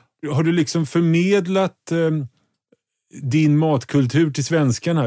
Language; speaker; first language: Swedish; native; Swedish